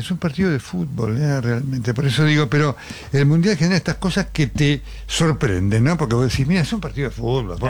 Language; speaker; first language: Spanish; native; Spanish